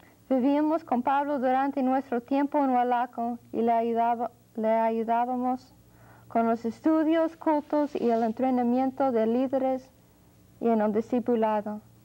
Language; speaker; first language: Spanish; non-native, fluent; English